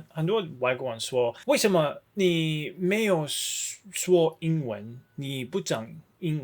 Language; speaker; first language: Chinese; non-native, learner; English